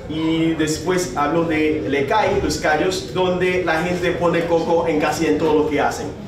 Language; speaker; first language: Spanish; non-native, fluent; Haitian Creole